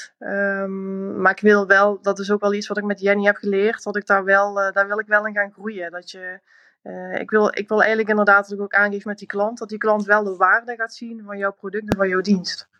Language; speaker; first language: Dutch; native; Dutch